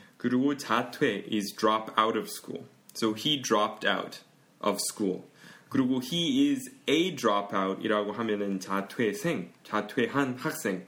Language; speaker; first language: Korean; early bilingual, heritage; Korean